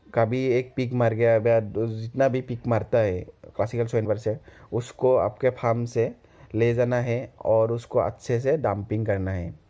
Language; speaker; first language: Hindi; non-native, local second language; Assamese